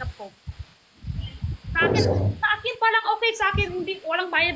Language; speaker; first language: Filipino; non-native, learner; Chinese